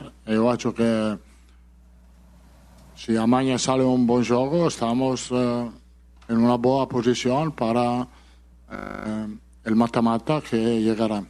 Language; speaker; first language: Portuguese; non-native, learner; Italian